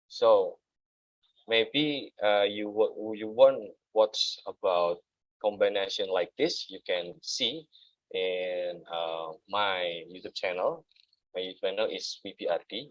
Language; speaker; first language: English; non-native, learner; Indonesian